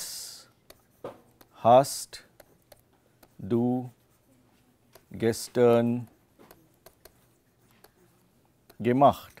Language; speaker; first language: German; non-native, fluent; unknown